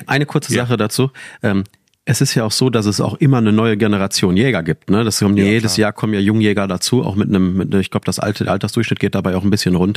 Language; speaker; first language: German; native; German